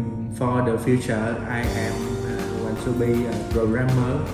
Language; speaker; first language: English; non-native, learner; Vietnamese